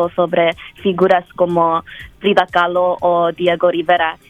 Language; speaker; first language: Spanish; early bilingual, heritage; Spanish